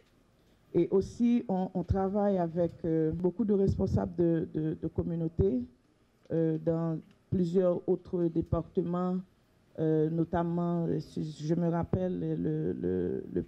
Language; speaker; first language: French; non-native, local second language; Haitian Creole